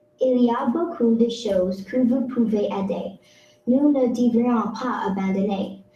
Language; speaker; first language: French; non-native, local second language; English